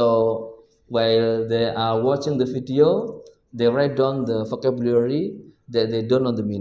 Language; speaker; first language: English; non-native, learner; Indonesian